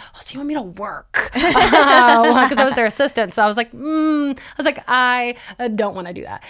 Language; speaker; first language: English; early bilingual, other home language; Spanish